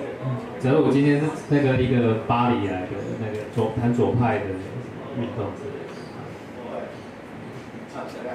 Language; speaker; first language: Chinese; native; Chinese